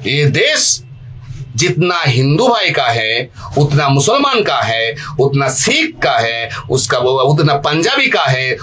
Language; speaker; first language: Hindi; non-native, local second language; Bangla